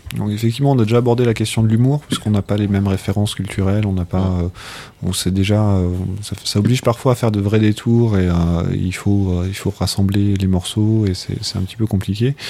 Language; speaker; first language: French; native; French